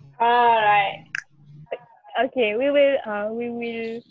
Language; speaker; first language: English; non-native, learner; Malay